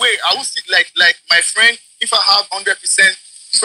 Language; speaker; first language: English; non-native, local second language; Yoruba